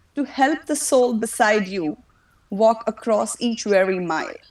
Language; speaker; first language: English; non-native, local second language; Marathi